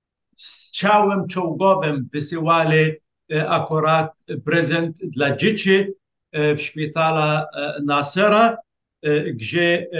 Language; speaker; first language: Polish; non-native, fluent; Arabic